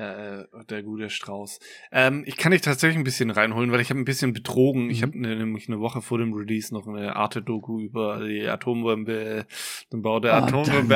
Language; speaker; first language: German; native; German